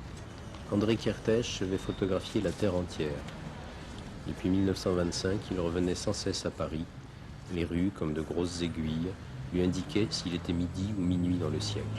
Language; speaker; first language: French; native; French